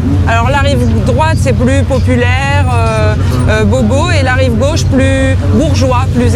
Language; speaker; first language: French; native; French